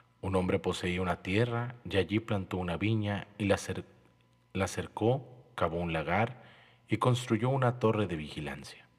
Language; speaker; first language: Spanish; native; Spanish